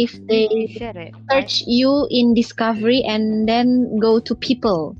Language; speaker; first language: English; non-native, learner; Indonesian